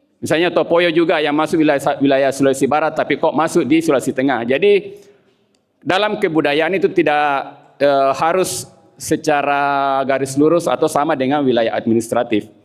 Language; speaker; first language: Indonesian; non-native, local second language; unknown